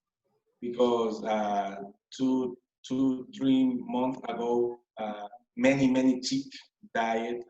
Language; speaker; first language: English; non-native, learner; Spanish